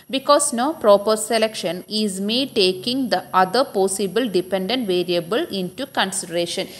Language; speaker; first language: English; non-native, local second language; Malayalam